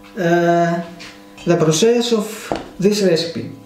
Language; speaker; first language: English; non-native, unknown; Greek